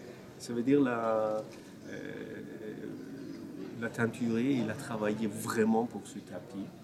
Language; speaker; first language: French; non-native, fluent; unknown